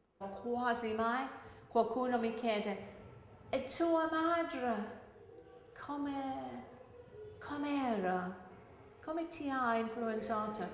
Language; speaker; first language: Italian; non-native, fluent; English